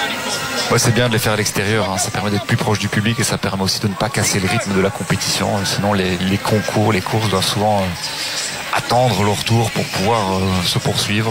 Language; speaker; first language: French; native; French